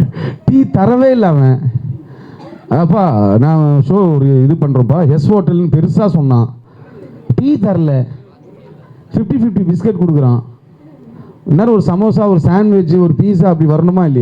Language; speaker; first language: Tamil; native; Tamil